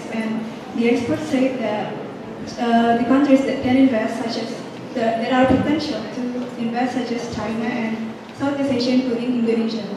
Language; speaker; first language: English; non-native, fluent; Indonesian